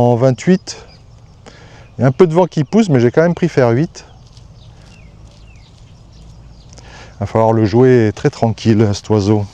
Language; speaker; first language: French; native; French